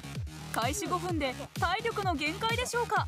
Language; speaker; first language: Japanese; native; Japanese